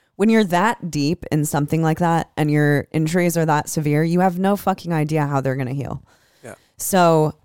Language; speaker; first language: English; native; English